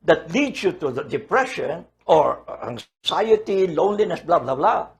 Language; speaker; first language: English; non-native, local second language; Filipino